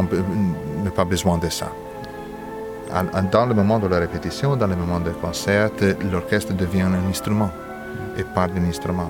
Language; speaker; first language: French; non-native, fluent; Italian